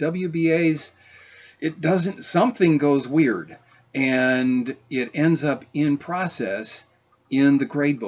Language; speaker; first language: English; native; English